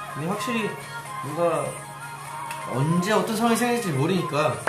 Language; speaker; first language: Korean; early bilingual, heritage; Korean